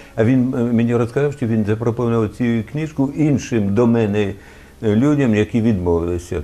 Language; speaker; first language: Ukrainian; non-native, fluent; French